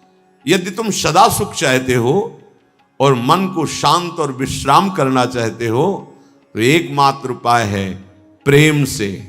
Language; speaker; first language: Hindi; native; Hindi